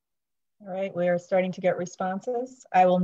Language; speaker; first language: English; native; English